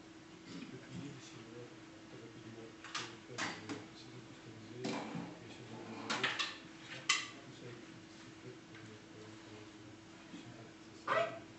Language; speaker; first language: French; non-native, fluent; Russian